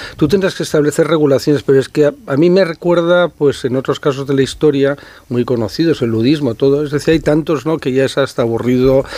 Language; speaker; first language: Spanish; native; Spanish